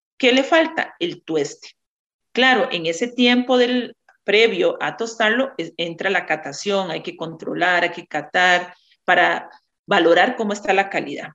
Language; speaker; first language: Spanish; native; Spanish